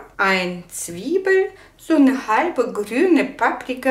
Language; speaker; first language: German; non-native, fluent; Russian